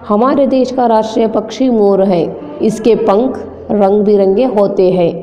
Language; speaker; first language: Hindi; non-native, local second language; Kannada